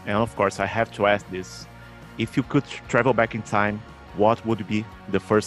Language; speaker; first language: English; non-native, fluent; Portuguese